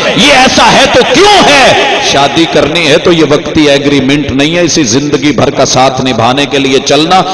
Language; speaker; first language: Urdu; non-native, local second language; Punjabi